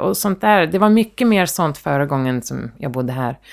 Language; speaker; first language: Swedish; early bilingual, heritage; Swedish